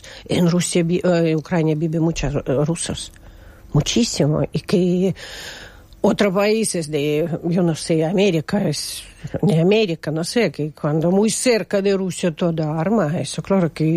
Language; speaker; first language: Spanish; non-native, learner; Russian